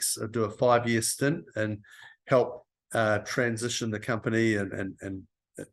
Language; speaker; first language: English; native; English